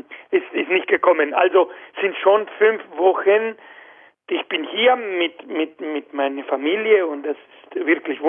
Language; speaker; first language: German; non-native, fluent; Spanish